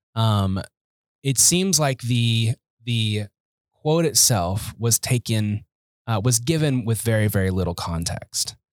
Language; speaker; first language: English; native; English